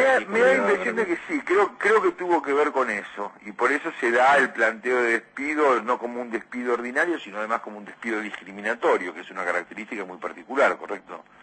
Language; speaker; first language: Spanish; native; Spanish